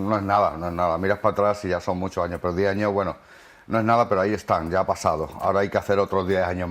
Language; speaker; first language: Spanish; native; Spanish